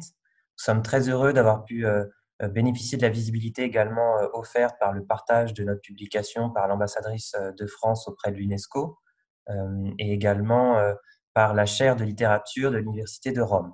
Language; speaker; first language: French; native; French